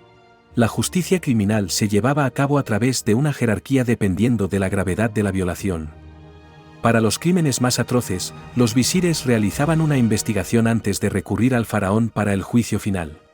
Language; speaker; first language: Spanish; native; Spanish